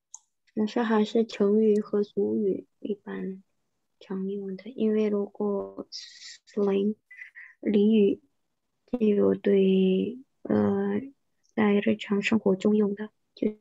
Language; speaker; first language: Chinese; non-native, fluent; Indonesian